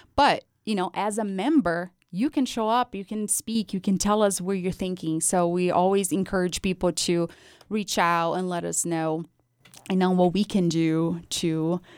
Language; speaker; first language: English; non-native, fluent; Portuguese